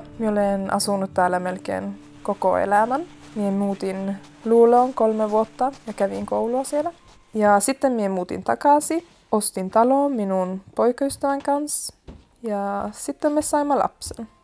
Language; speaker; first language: Finnish; non-native, local second language; Swedish